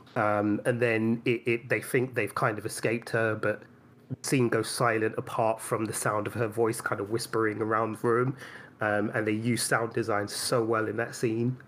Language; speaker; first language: English; native; English